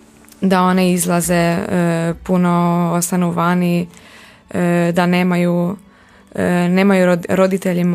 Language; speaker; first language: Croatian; non-native, local second language; Hungarian